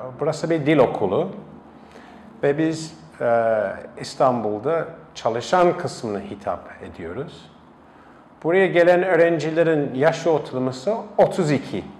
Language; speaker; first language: Turkish; non-native, fluent; English